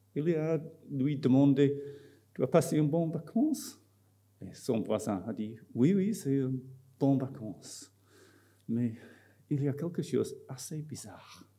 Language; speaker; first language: French; non-native, fluent; English